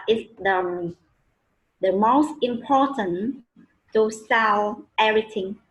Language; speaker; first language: English; non-native, learner; Vietnamese